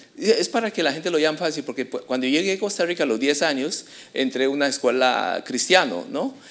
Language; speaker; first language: Spanish; early bilingual, other home language; Chinese